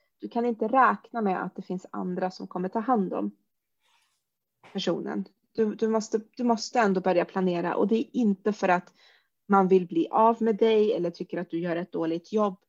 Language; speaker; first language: Swedish; early bilingual, other home language; Arabic